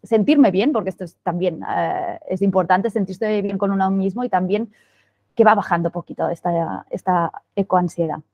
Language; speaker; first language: Spanish; non-native, local second language; Catalan